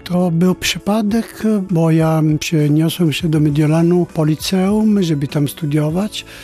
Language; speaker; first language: Polish; non-native, fluent; Italian